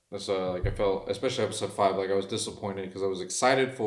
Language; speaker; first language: English; native; English